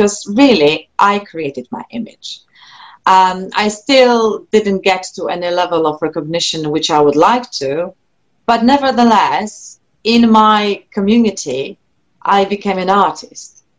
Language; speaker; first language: English; non-native, fluent; Polish